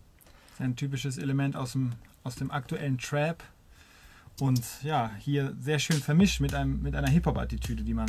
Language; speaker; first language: German; native; German